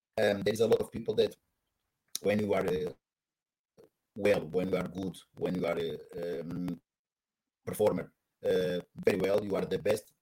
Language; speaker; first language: English; non-native, learner; Portuguese